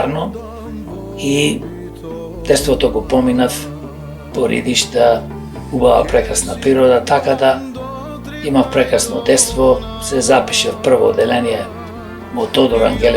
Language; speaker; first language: Macedonian; native; Macedonian